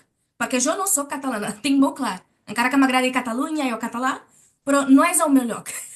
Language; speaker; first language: Catalan; non-native, learner; Portuguese